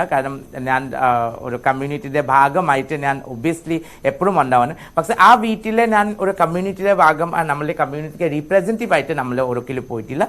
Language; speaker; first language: Malayalam; non-native, local second language; Assamese